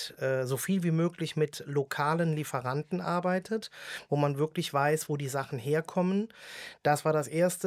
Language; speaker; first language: German; native; German